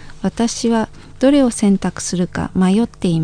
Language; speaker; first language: Japanese; non-native, fluent; Indonesian